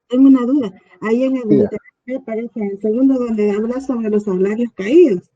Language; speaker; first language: Spanish; native; Spanish